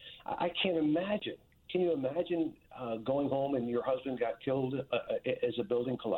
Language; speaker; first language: English; native; English